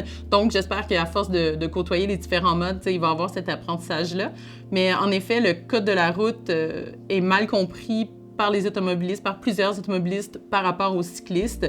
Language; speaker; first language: French; native; French